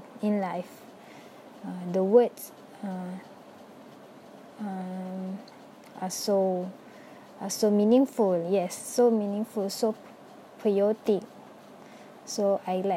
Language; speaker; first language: English; non-native, local second language; Malay